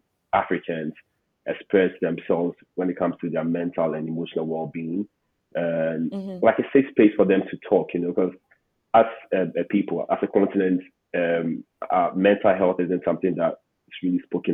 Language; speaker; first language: English; non-native, local second language; Akan